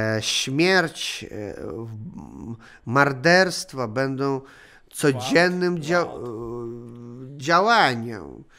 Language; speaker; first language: Polish; non-native, learner; Russian